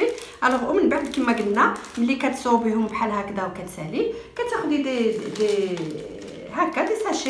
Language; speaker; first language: Arabic; native; Arabic